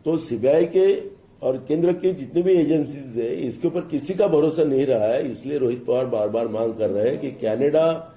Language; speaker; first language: Hindi; non-native, local second language; Marathi